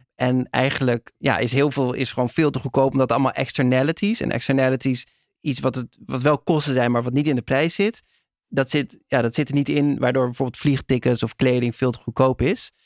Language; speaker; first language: Dutch; native; Dutch